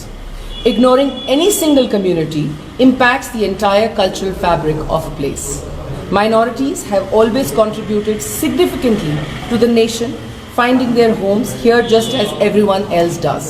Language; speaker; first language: English; non-native, local second language; Hindi